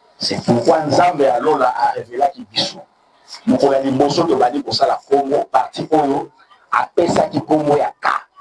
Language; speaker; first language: Lingala; non-native, local second language; Kongo